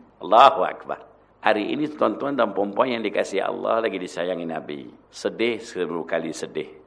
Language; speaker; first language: Malay; non-native, local second language; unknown